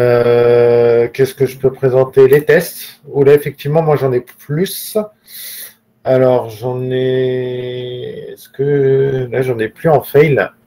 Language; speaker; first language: French; native; French